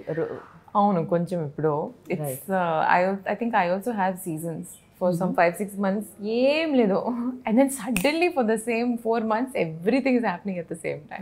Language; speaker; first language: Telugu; non-native, learner; Kannada